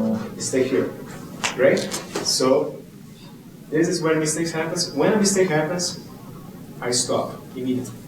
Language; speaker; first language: English; non-native, fluent; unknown